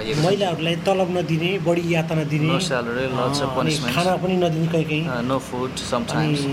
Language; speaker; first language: English; non-native, fluent; Nepali